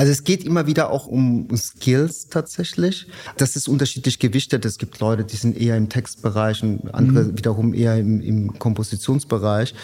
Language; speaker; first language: German; native; German